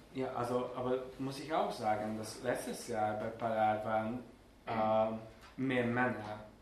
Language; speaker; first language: German; non-native, learner; Hungarian